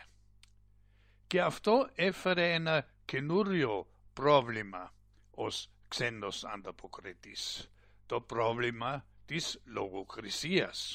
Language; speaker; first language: Greek; non-native, fluent; German